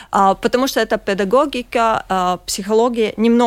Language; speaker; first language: Russian; non-native, local second language; Latvian